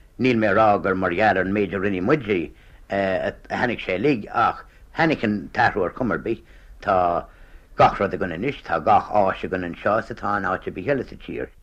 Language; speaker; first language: Irish; native; Irish